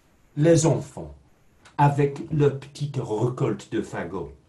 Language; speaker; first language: French; non-native, fluent; English